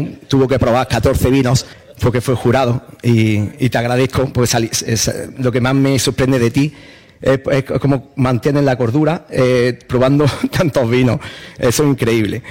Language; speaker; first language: Spanish; native; Spanish